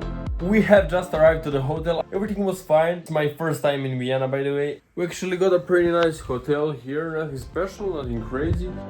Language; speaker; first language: English; non-native, fluent; Serbian